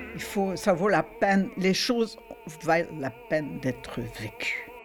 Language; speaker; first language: French; native; French